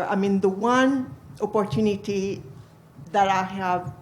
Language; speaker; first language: English; non-native, fluent; French